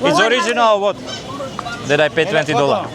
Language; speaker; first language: English; non-native, learner; Slovak